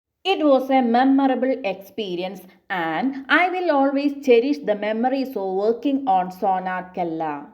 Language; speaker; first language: English; non-native, local second language; Malayalam